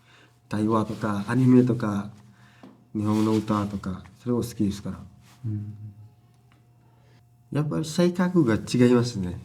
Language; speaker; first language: Japanese; non-native, learner; Indonesian